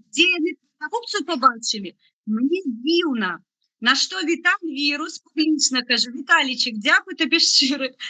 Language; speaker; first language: Belarusian; non-native, local second language; Russian